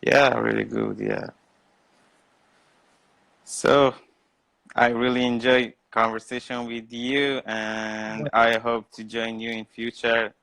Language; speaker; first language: English; non-native, learner; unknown